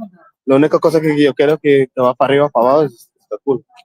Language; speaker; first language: Spanish; non-native, learner; English